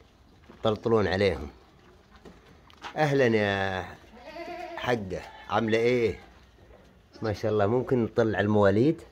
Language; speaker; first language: Arabic; native; Arabic